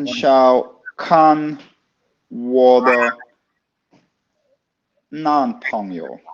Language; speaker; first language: Chinese; non-native, learner; Swedish